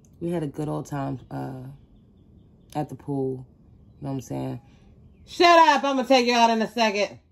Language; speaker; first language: English; native; English